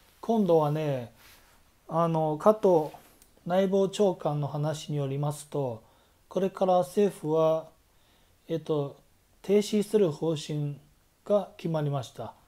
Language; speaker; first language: Japanese; non-native, fluent; Chinese